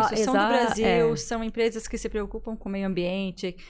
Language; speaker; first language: Portuguese; native; Portuguese